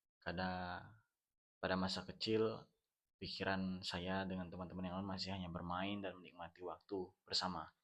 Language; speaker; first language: Indonesian; non-native, local second language; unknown